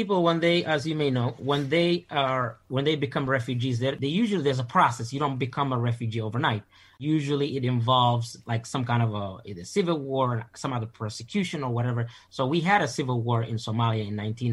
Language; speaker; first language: English; non-native, fluent; Somali